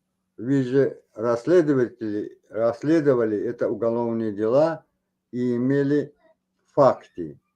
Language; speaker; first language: Russian; non-native, local second language; Tajik